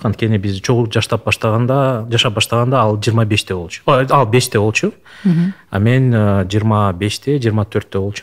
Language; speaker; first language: Kyrgyz; non-native, local second language; Russian